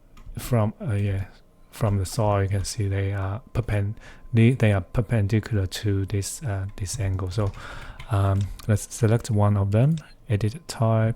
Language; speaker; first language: English; non-native, fluent; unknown